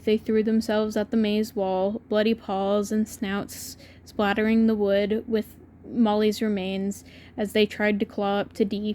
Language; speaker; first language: English; native; English